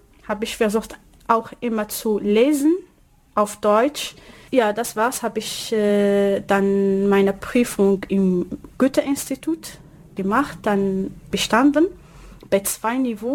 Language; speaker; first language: German; non-native, learner; Arabic